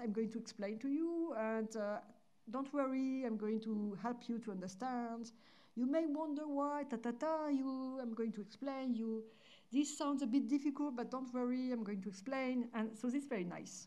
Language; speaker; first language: English; non-native, fluent; French